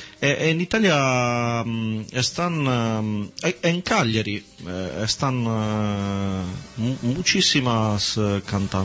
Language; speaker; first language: Spanish; non-native, learner; Italian